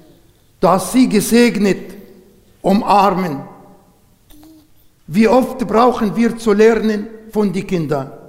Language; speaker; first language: German; non-native, learner; Arabic